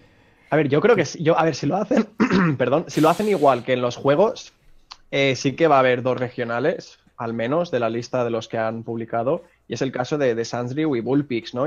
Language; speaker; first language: Spanish; native; Spanish